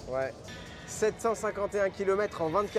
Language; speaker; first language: French; native; French